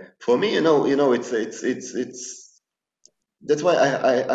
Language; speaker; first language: English; non-native, fluent; Hebrew